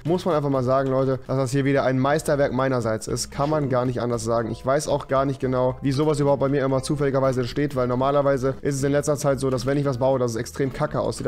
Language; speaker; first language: German; native; German